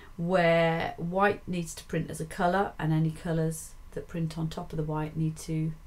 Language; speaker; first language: English; native; English